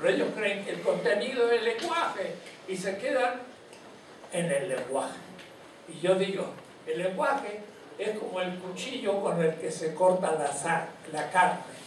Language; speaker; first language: Spanish; native; Spanish